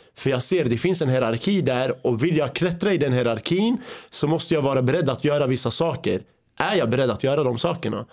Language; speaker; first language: Swedish; early bilingual, other home language; Arabic